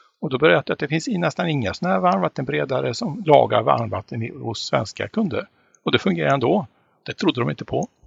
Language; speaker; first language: Swedish; native; Swedish